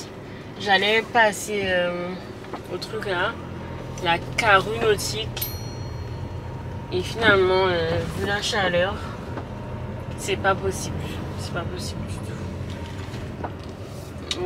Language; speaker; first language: French; native; French